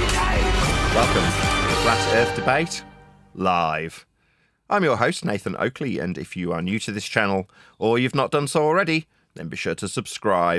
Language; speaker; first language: English; native; English